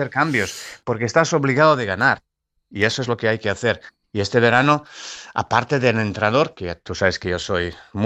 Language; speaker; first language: Spanish; non-native, fluent; Serbian